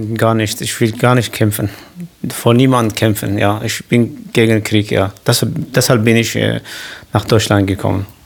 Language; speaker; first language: German; non-native, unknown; Kurdish